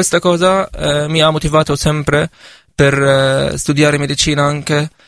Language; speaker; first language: Italian; non-native, fluent; Arabic